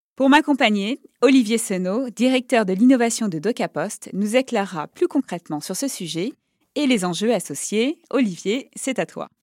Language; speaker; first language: French; native; French